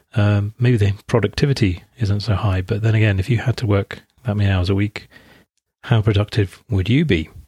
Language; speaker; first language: English; native; English